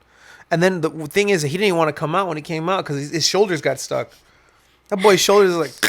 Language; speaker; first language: English; native; English